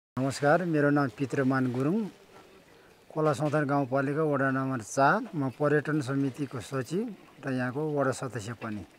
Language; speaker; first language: Nepali; non-native, local second language; Gurung